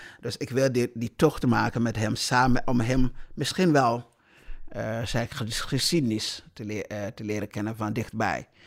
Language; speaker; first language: Dutch; non-native, fluent; English